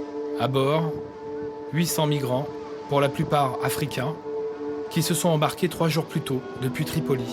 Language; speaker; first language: French; native; French